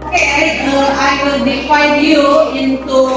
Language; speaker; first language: English; non-native, learner; Indonesian